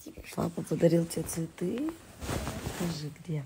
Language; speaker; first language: Russian; native; Russian